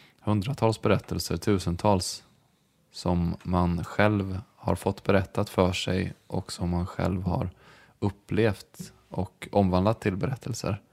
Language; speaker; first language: Swedish; native; Swedish